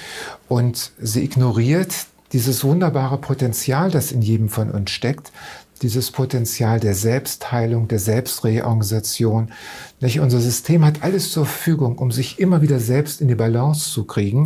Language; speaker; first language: German; native; German